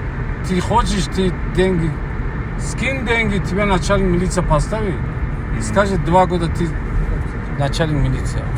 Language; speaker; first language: Russian; non-native, local second language; Tajik